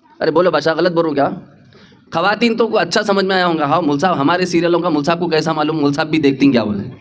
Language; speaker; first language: Urdu; native; Urdu